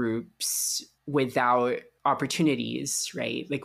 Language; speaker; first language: English; non-native, local second language; Filipino